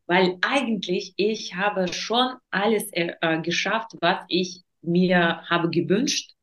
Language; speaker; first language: German; non-native, learner; Russian